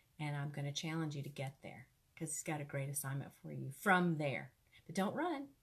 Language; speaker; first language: English; native; English